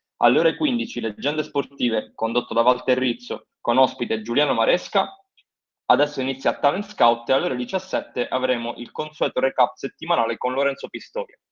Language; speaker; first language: Italian; native; Italian